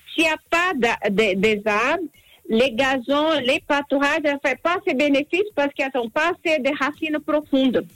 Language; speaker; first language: French; non-native, learner; Portuguese